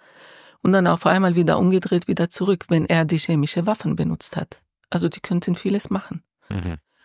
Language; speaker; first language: German; non-native, learner; Arabic